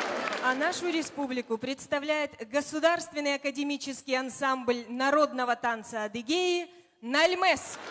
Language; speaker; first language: Russian; native; Russian